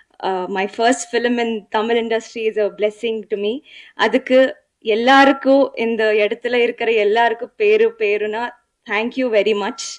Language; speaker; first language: Tamil; non-native, learner; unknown